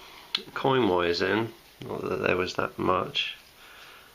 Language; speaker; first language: English; native; English